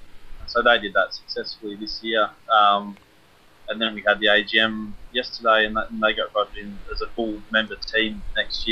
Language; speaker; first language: English; native; English